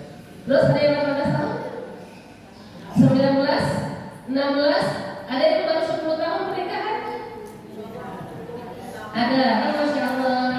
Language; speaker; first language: Indonesian; native; Indonesian